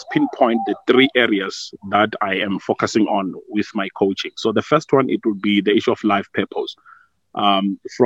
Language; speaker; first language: English; non-native, local second language; Venda